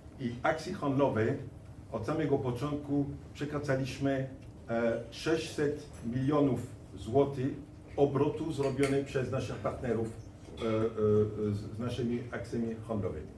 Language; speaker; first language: Polish; non-native, fluent; French